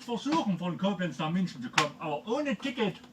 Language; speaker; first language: German; native; German